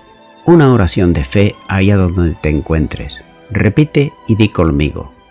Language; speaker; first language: Spanish; native; Spanish